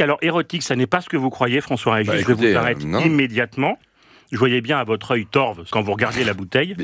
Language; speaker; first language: French; native; French